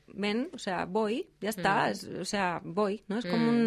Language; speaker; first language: Spanish; native; Spanish